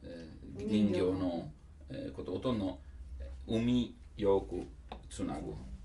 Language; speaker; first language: Japanese; non-native, learner; Italian